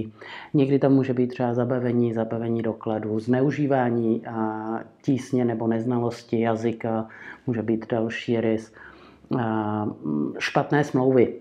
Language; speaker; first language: Czech; native; Czech